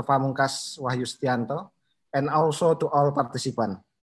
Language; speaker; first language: English; non-native, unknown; Indonesian